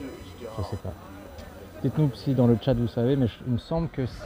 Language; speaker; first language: French; native; French